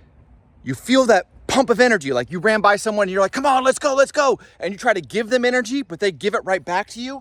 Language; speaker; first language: English; native; English